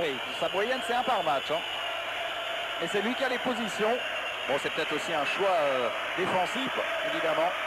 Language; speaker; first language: French; native; French